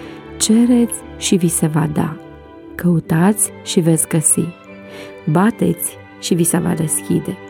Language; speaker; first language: Romanian; native; Romanian